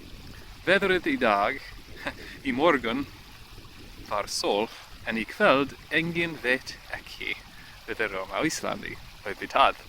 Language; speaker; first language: Icelandic; non-native, learner; English